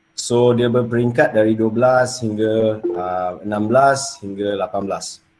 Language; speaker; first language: Malay; non-native, local second language; English